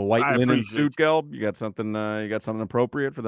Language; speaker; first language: English; native; English